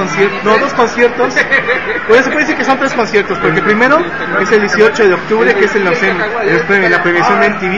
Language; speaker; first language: Spanish; native; Spanish